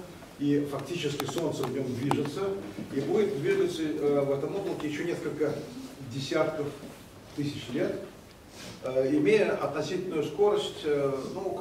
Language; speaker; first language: Russian; native; Russian